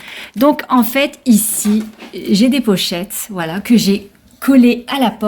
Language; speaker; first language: French; native; French